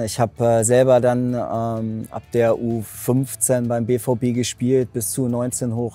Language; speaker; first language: German; native; German